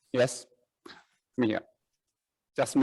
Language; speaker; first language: English; non-native, learner; Chinese